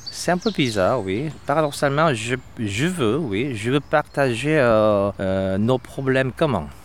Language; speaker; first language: French; non-native, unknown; Korean